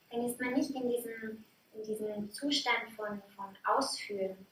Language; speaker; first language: German; native; German